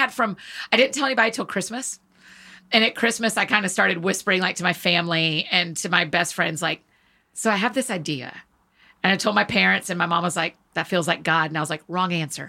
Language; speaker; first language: English; native; English